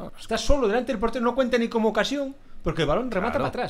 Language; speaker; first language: Spanish; native; Spanish